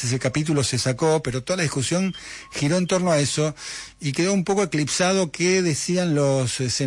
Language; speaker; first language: Spanish; native; Spanish